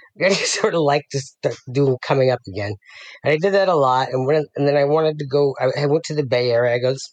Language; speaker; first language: English; native; English